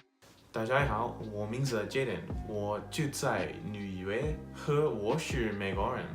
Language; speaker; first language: Chinese; non-native, learner; English